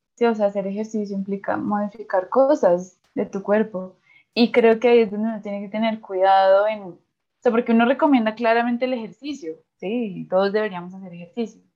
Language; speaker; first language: Spanish; native; Spanish